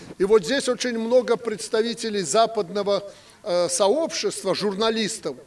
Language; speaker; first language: Russian; native; Russian